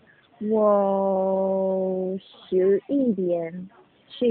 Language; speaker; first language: Chinese; non-native, learner; Korean